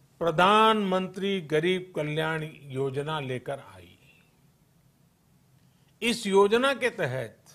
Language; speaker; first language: Hindi; non-native, local second language; Gujarati